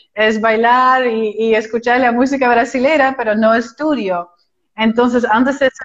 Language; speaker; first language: Portuguese; non-native, fluent; Dutch